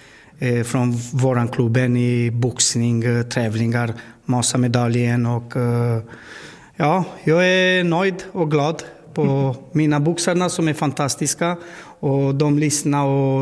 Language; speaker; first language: Swedish; non-native, learner; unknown